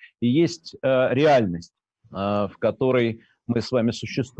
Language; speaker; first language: Russian; native; Russian